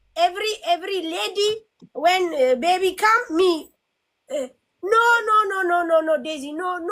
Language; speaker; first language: English; non-native, learner; Amharic